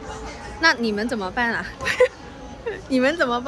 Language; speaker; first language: Chinese; non-native, local second language; Cantonese